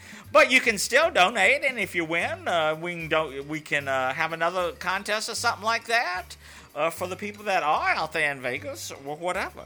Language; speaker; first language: English; native; English